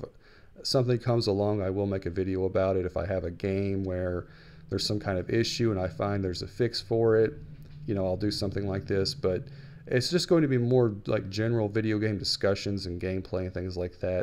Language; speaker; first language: English; native; English